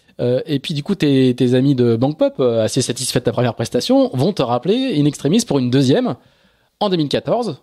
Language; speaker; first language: French; native; French